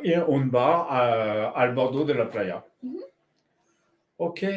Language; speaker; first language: Spanish; non-native, learner; French